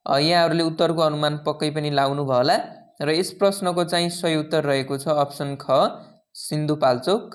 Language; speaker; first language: Nepali; native; Nepali